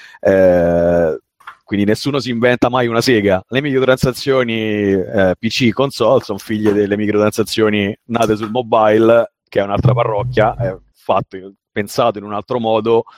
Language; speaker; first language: Italian; native; Italian